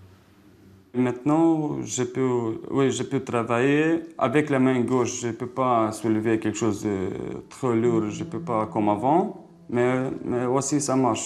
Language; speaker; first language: French; non-native, learner; Ukrainian